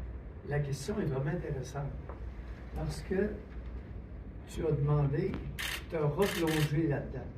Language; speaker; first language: French; native; French